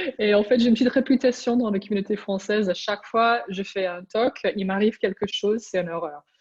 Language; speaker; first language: French; non-native, fluent; English